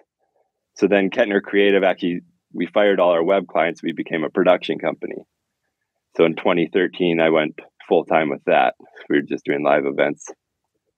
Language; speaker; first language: English; native; English